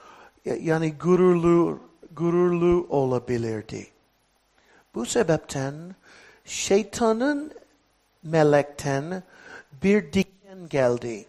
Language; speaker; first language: Turkish; non-native, fluent; English